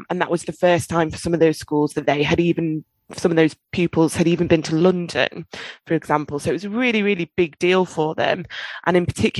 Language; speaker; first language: English; native; English